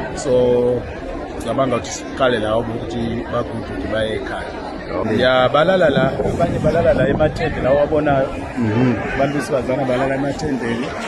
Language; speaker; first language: Zulu; non-native, fluent; Nyanja